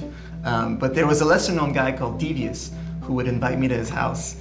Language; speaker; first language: English; native; English